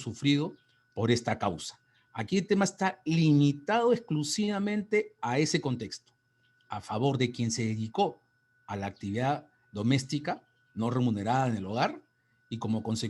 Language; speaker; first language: Spanish; native; Spanish